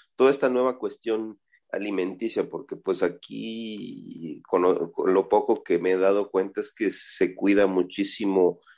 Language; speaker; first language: Spanish; native; Spanish